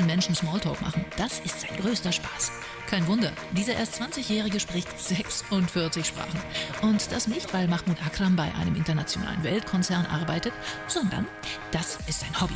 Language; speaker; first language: German; native; German